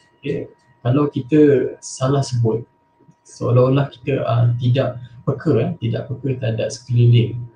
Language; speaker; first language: Malay; native; Malay